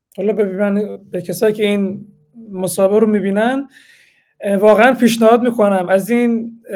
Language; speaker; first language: Persian; native; Persian